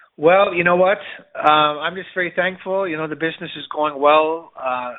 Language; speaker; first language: English; native; English